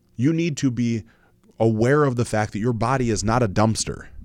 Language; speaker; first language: English; native; English